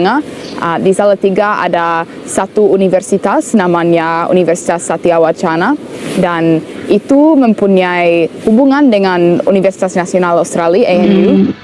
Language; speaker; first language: Indonesian; non-native, fluent; English